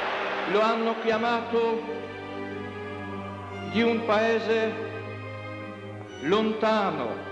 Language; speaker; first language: Italian; non-native, fluent; Polish